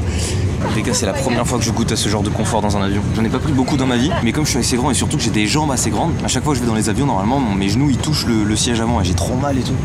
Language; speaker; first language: French; native; French